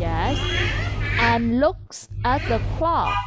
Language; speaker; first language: English; non-native, fluent; Vietnamese